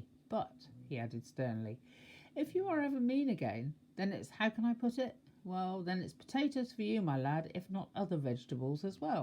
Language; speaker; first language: English; native; English